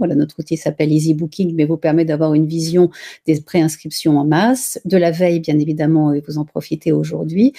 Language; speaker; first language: French; native; French